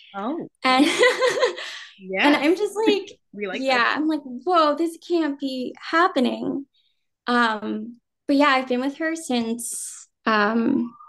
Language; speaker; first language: English; early bilingual, other home language; Vietnamese